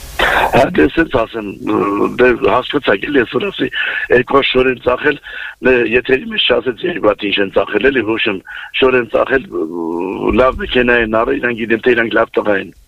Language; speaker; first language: Armenian; native; Armenian